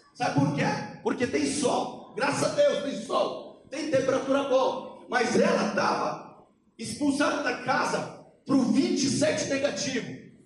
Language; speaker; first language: Portuguese; non-native, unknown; Polish